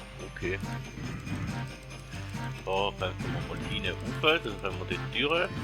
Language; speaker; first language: German; native; German